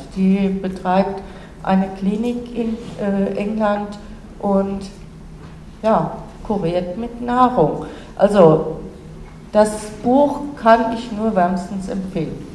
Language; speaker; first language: German; non-native, fluent; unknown